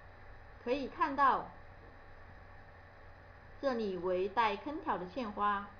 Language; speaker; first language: Chinese; native; Chinese